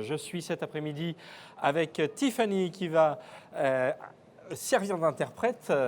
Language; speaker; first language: French; native; French